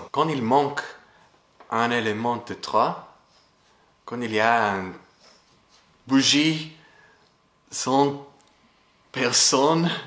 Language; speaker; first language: French; non-native, fluent; English